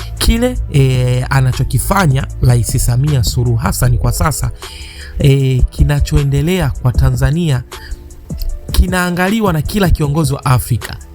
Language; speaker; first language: Swahili; native; Swahili